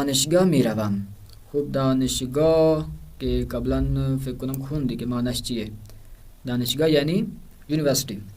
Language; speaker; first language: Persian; non-native, fluent; Urdu